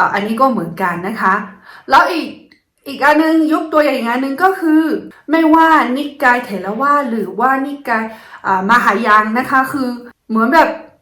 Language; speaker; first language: Thai; non-native, fluent; Chinese